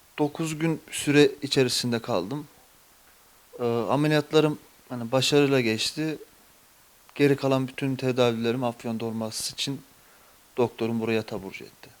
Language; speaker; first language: Turkish; native; Turkish